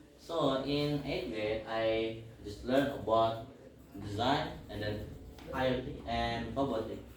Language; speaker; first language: English; non-native, learner; Indonesian